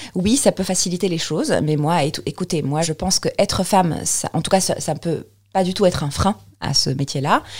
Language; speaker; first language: French; non-native, local second language; Arabic